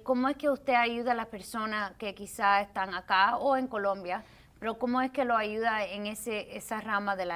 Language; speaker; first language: Spanish; early bilingual, heritage; Spanish